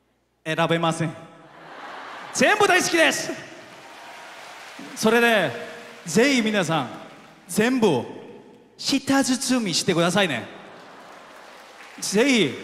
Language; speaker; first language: Japanese; non-native, fluent; Korean